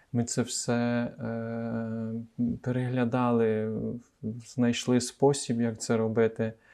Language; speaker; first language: Ukrainian; native; Ukrainian